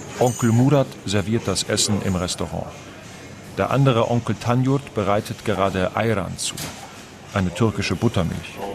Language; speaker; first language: German; non-native, fluent; Persian